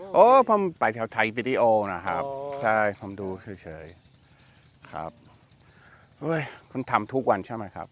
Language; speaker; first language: Thai; non-native, learner; English